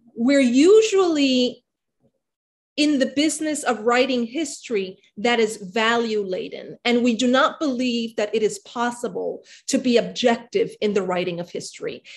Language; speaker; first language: English; native; English